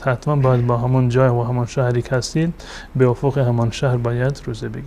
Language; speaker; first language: Persian; native; Persian